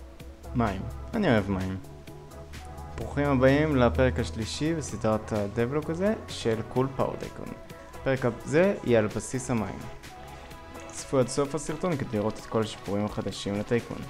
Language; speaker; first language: Hebrew; native; Hebrew